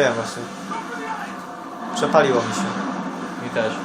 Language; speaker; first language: Polish; native; Polish